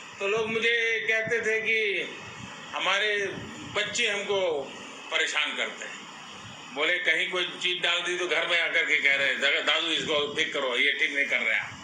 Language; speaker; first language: Hindi; non-native, local second language; Gujarati